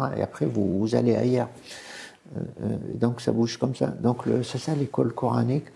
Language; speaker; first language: French; non-native, fluent; Arabic